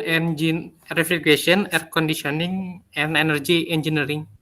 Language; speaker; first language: English; non-native, learner; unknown